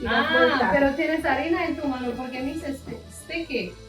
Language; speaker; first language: Spanish; non-native, learner; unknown